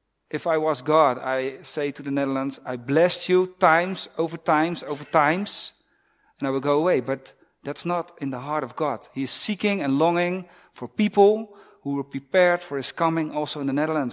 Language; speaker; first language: English; non-native, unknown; Dutch